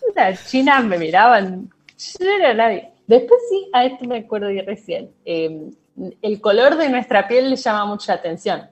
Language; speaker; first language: Spanish; native; Spanish